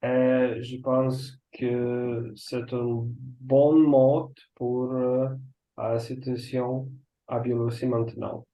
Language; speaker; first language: French; non-native, learner; Russian